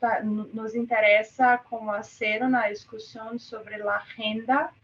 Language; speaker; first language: Spanish; non-native, fluent; Portuguese